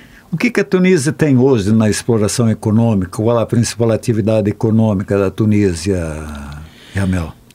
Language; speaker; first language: Portuguese; native; Portuguese